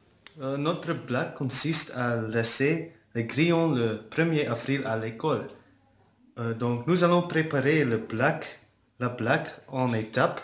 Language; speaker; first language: French; non-native, learner; Dutch